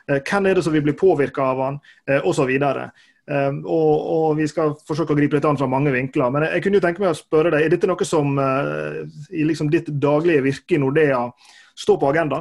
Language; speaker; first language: Norwegian; native; Norwegian